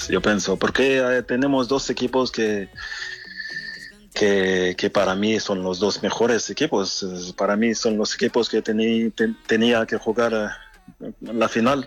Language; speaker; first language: Spanish; non-native, fluent; French